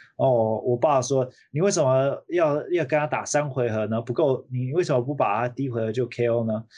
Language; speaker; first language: Chinese; early bilingual, heritage; Chinese